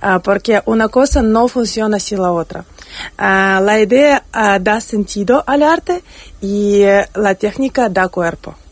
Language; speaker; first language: Spanish; non-native, fluent; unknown